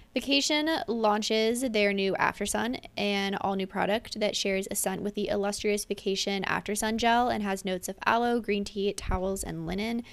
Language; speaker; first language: English; native; English